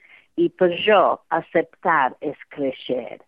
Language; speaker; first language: Catalan; non-native, fluent; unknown